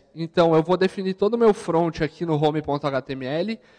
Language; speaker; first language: Portuguese; native; Portuguese